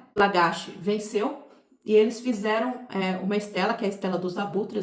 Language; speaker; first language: Portuguese; native; Portuguese